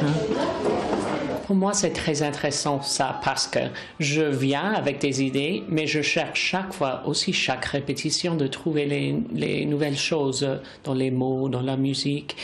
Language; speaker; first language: French; non-native, fluent; English